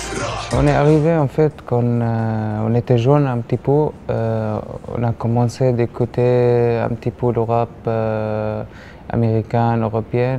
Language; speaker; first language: French; non-native, learner; Arabic